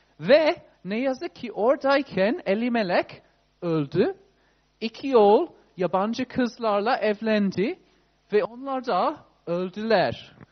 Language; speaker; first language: Turkish; non-native, fluent; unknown